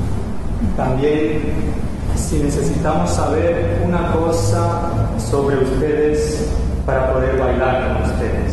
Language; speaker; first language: Spanish; non-native, fluent; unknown